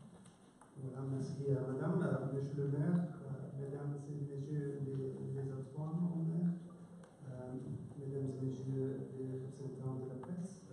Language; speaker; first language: French; non-native, fluent; Icelandic